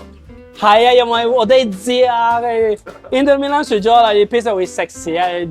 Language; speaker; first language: Cantonese; non-native, learner; Italian